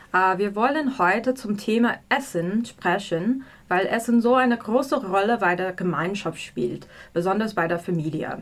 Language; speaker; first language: German; non-native, learner; English